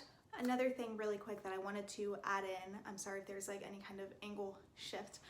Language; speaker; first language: English; native; English